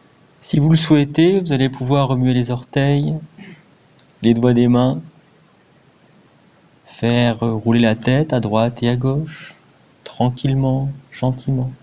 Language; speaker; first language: French; native; French